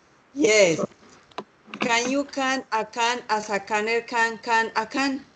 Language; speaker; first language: English; non-native, learner; Spanish